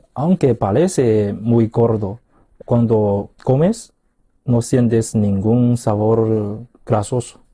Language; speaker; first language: Spanish; non-native, fluent; Chinese